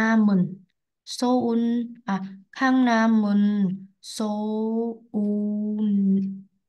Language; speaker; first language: Korean; non-native, learner; Vietnamese